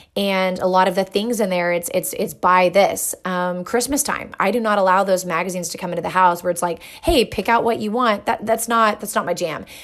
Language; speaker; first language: English; native; English